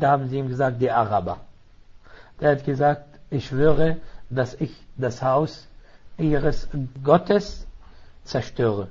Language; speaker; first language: German; non-native, fluent; Arabic